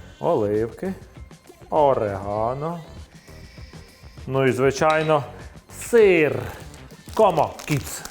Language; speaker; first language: Ukrainian; native; Ukrainian